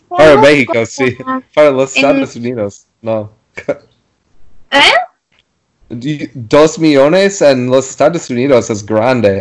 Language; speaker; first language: Spanish; non-native, learner; English